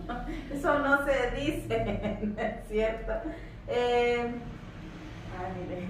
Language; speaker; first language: Spanish; native; Spanish